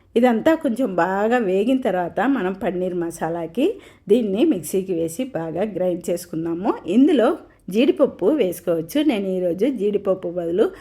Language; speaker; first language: Telugu; non-native, local second language; Tamil